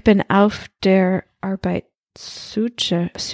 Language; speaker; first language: German; non-native, learner; English